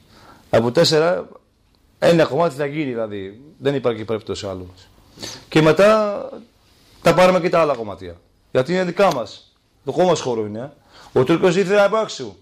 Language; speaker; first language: Greek; non-native, learner; Kurdish